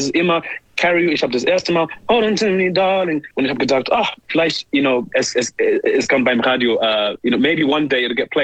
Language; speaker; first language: German; non-native, learner; English